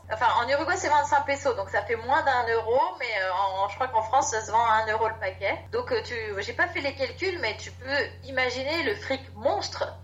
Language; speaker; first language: French; native; French